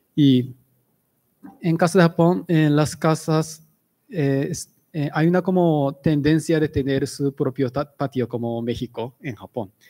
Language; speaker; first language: Spanish; non-native, fluent; Japanese